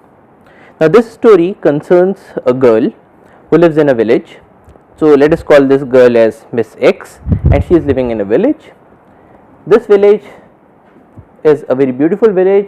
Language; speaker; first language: English; non-native, local second language; Hindi